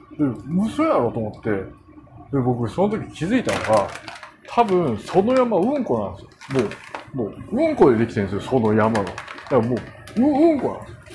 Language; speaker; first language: Japanese; non-native, fluent; Korean